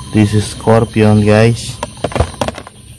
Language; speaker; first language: English; non-native, learner; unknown